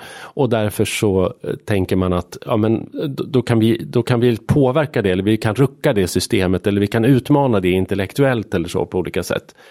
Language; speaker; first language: Swedish; native; Swedish